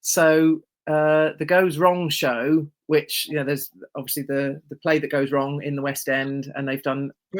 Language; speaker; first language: English; native; English